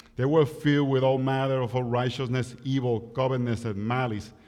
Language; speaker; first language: English; non-native, fluent; Spanish